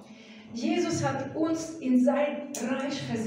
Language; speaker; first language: German; non-native, fluent; Russian